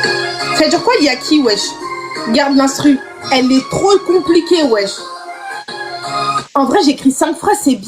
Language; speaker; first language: French; native; French